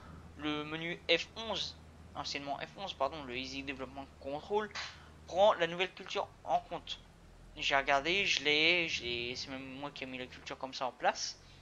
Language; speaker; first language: French; native; French